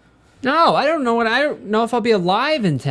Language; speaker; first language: English; native; English